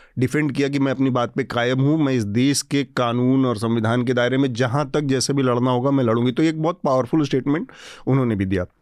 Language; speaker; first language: Hindi; native; Hindi